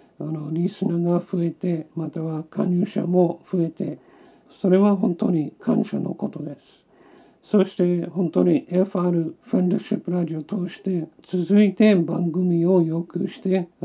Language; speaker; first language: Japanese; non-native, learner; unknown